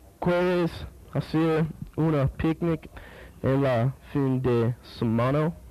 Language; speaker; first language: Spanish; non-native, learner; English